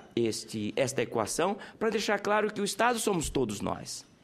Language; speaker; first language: Portuguese; native; Portuguese